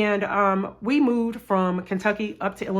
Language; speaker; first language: English; native; English